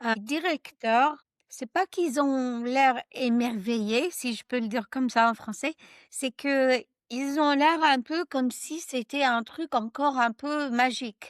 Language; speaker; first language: French; non-native, fluent; English